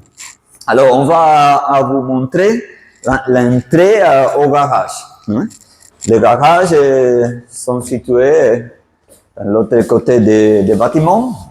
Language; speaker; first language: French; non-native, fluent; Spanish